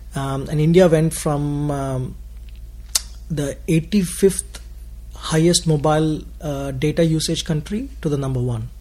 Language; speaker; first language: English; non-native, local second language; Telugu